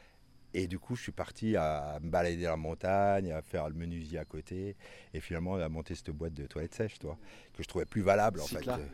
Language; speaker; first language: French; native; French